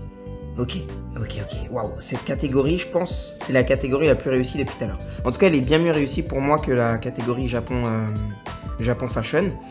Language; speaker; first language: French; native; French